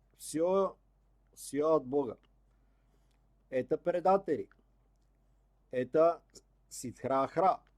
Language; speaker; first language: Russian; non-native, learner; Bulgarian